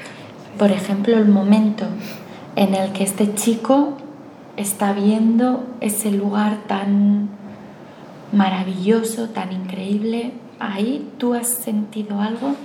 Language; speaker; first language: Spanish; native; Spanish